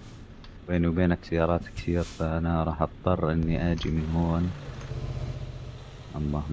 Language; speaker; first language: Arabic; native; Arabic